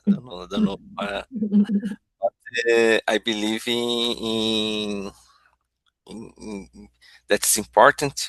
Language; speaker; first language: English; non-native, learner; Portuguese